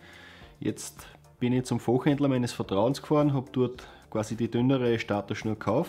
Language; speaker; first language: German; native; German